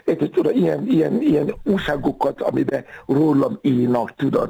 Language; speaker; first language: Hungarian; non-native, fluent; Yoruba